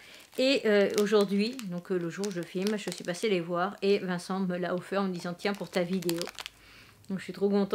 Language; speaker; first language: French; native; French